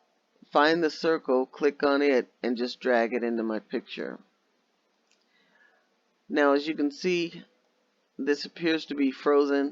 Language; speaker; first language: English; native; English